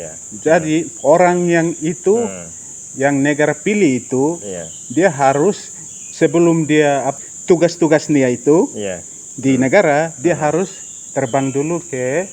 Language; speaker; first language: Indonesian; non-native, fluent; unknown